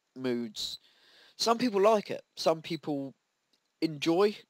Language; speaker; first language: English; native; English